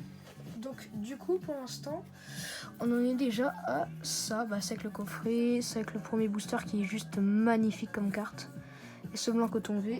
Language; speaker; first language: French; native; French